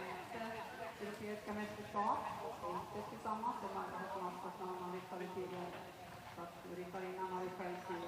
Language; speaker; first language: Swedish; native; Swedish